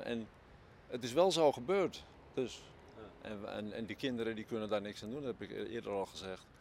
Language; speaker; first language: Dutch; native; Dutch